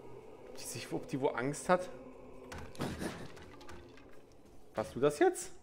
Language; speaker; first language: German; native; German